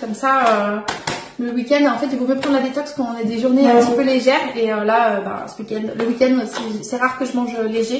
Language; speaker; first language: French; native; French